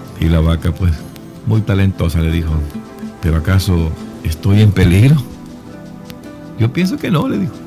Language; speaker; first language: Spanish; native; Spanish